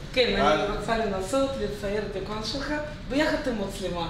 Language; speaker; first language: Hebrew; non-native, fluent; Russian